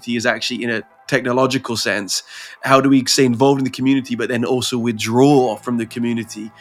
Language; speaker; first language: English; native; English